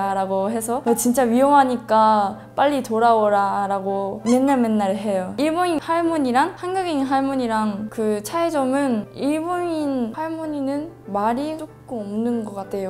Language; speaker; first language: Korean; non-native, learner; Japanese